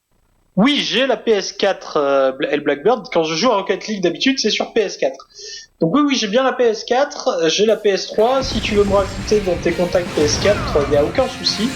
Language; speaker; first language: French; native; French